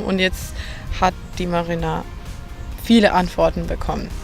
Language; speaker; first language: German; non-native, fluent; Macedonian